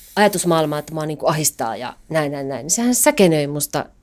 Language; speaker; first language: Finnish; native; Finnish